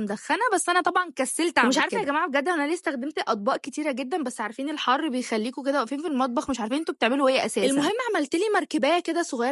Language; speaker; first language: Arabic; native; Arabic